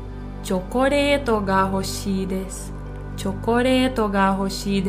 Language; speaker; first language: Japanese; non-native, fluent; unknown